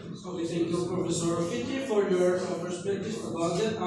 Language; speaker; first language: English; non-native, learner; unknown